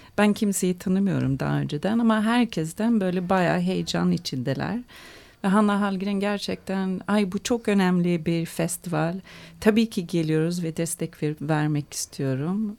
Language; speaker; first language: Turkish; non-native, fluent; Swedish